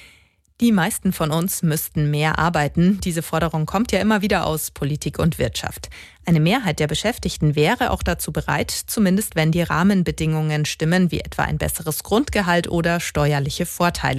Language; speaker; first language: German; native; German